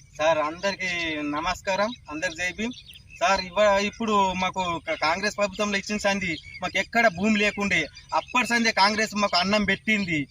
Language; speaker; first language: Telugu; native; Telugu